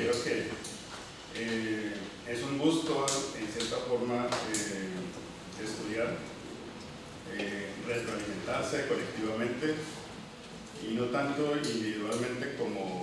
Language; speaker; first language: Spanish; native; Spanish